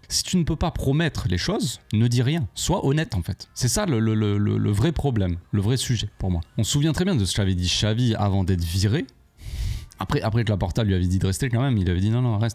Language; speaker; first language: French; native; French